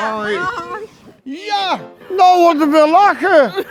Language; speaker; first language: Dutch; native; Dutch